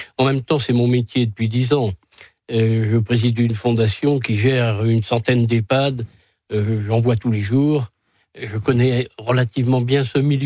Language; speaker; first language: French; native; French